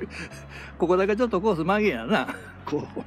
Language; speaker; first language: Japanese; native; Japanese